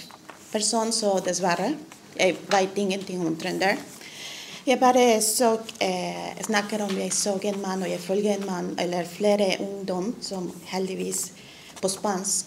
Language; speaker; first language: Norwegian; non-native, learner; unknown